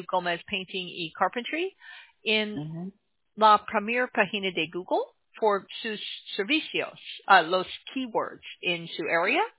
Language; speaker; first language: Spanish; non-native, learner; English